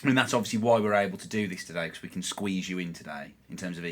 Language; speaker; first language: English; native; English